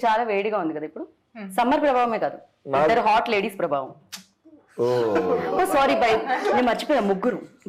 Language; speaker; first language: Telugu; native; Telugu